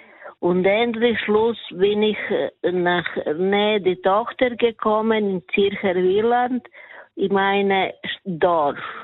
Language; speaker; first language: German; non-native, learner; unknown